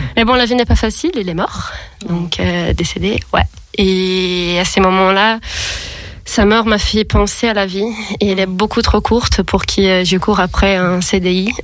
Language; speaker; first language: French; non-native, fluent; Portuguese